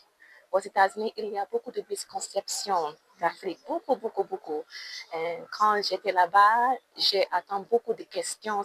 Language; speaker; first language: French; non-native, learner; English